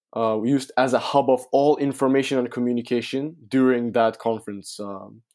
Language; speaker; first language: English; non-native, fluent; Turkish